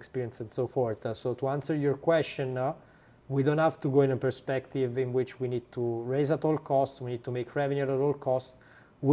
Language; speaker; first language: English; non-native, fluent; Italian